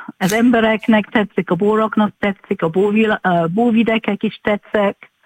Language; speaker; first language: Hungarian; non-native, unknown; English